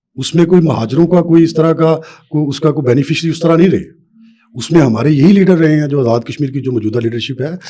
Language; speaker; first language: Urdu; non-native, local second language; Punjabi